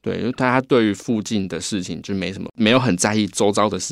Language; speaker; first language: Chinese; native; Chinese